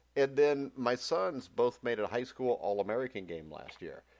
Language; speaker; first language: English; native; English